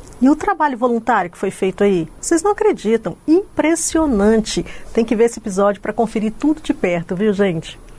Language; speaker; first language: Portuguese; native; Portuguese